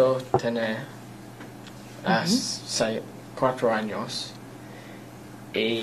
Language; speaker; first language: Spanish; non-native, learner; English